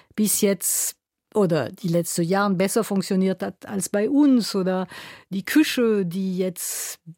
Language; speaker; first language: German; non-native, local second language; French